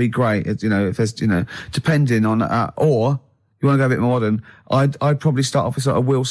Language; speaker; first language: English; native; English